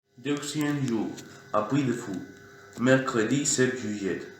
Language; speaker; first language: French; non-native, learner; Spanish